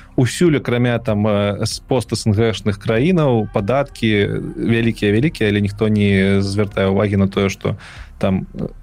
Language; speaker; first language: Belarusian; non-native, local second language; Russian